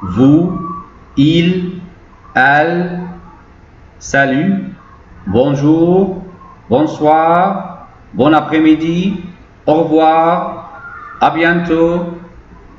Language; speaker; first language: French; non-native, fluent; Arabic